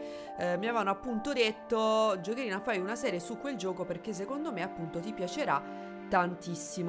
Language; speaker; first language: Italian; native; Italian